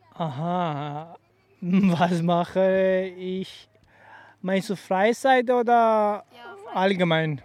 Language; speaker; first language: German; non-native, learner; Urdu